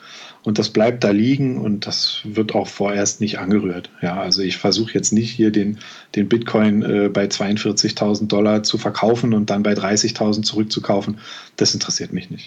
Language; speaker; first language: German; native; German